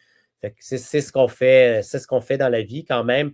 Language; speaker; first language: French; native; French